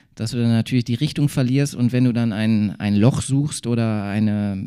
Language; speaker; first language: German; native; German